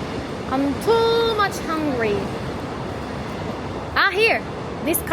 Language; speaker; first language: English; non-native, learner; Arabic